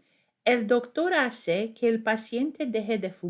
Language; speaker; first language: Spanish; non-native, fluent; English